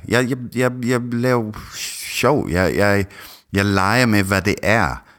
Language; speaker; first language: Danish; non-native, fluent; English